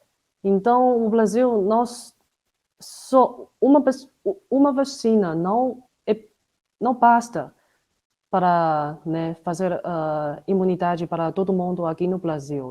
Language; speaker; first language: Portuguese; non-native, fluent; Chinese